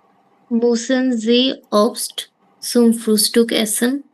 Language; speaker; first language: German; non-native, learner; Bangla